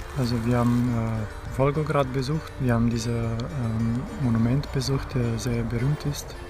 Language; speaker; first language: German; non-native, fluent; Romanian